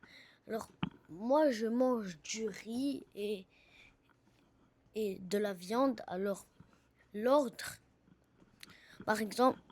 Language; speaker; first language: French; non-native, learner; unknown